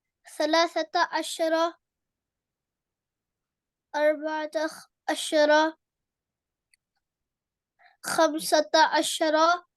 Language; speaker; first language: Arabic; non-native, learner; Urdu